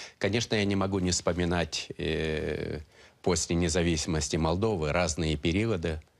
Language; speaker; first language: Russian; non-native, local second language; Romanian